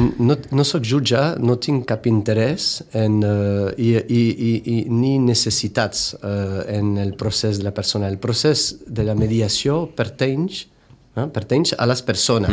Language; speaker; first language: Catalan; non-native, fluent; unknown